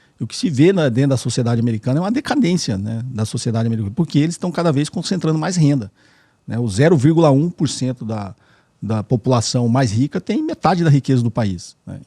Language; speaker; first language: Portuguese; native; Portuguese